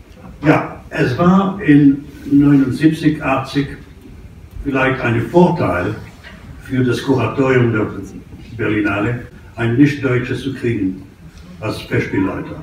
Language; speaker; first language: German; non-native, fluent; English